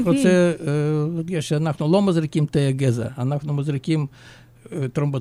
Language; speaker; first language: Hebrew; non-native, fluent; Russian